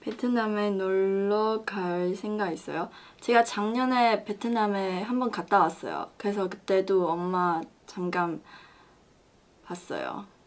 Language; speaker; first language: Korean; non-native, learner; Chinese